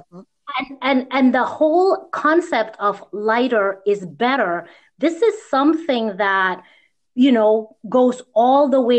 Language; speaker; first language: English; native; English